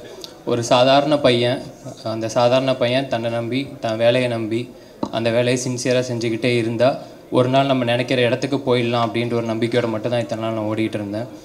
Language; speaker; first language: Tamil; native; Tamil